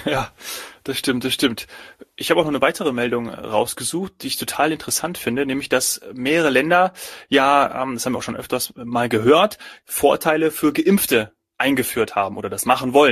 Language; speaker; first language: German; native; German